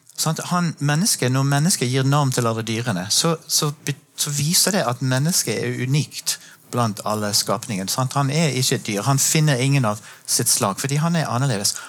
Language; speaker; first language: Norwegian; non-native, fluent; English